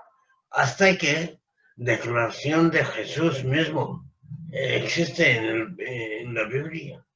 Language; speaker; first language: Spanish; non-native, fluent; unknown